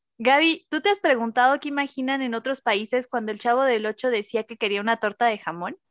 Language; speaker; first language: Spanish; native; Spanish